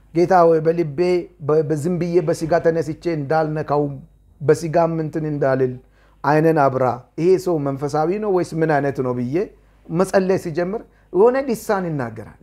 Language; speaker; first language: Amharic; non-native, local second language; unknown